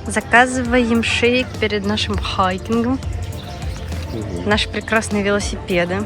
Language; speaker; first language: Russian; native; Russian